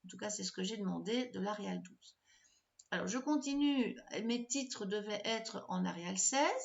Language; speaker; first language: French; native; French